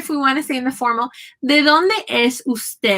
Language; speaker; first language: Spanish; non-native, fluent; English